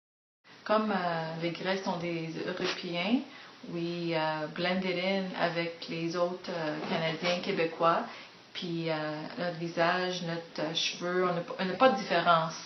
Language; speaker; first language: French; non-native, fluent; Greek